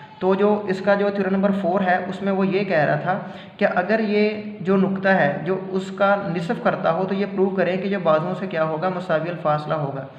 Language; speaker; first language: Urdu; non-native, local second language; Punjabi